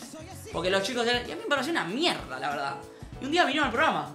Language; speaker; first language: Spanish; native; Spanish